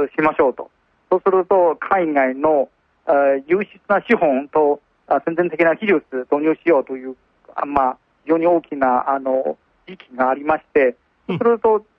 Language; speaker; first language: Japanese; non-native, fluent; Chinese